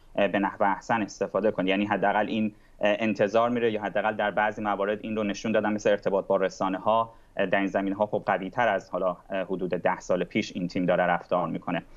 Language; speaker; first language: Persian; native; Persian